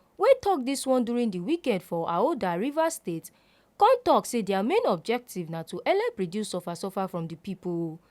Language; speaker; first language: Nigerian Pidgin; native; Nigerian Pidgin